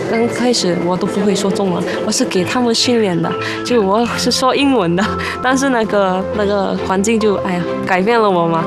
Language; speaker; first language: Chinese; non-native, local second language; English